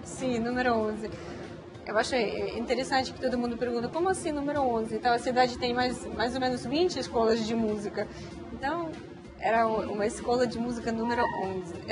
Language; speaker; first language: Portuguese; non-native, fluent; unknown